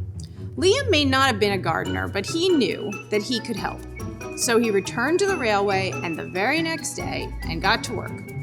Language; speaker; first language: English; native; English